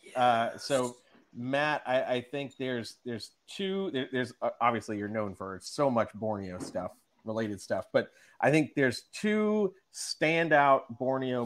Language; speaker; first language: English; native; English